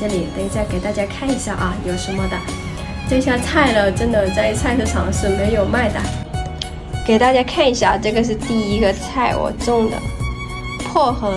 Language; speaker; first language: Chinese; non-native, fluent; Lao